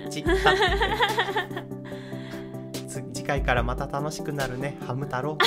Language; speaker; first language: Japanese; native; Japanese